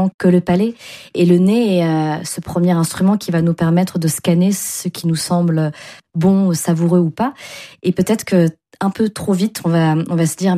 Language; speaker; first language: French; native; French